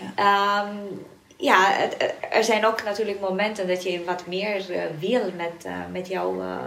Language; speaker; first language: Dutch; non-native, fluent; Romanian